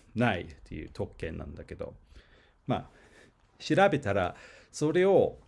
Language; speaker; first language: Japanese; non-native, fluent; English